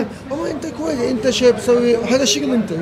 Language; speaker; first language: Arabic; early bilingual, heritage; Turkish